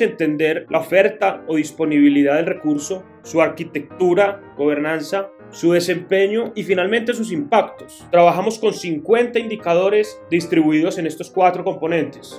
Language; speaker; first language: Spanish; native; Spanish